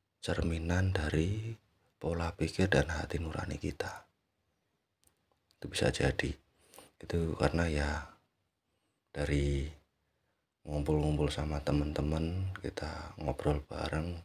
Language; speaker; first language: Indonesian; native; Indonesian